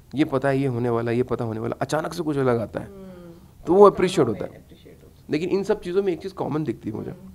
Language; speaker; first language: Hindi; native; Hindi